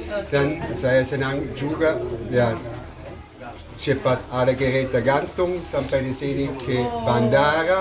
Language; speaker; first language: Indonesian; non-native, learner; German